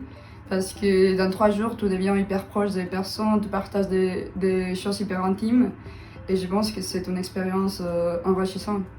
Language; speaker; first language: French; non-native, fluent; Spanish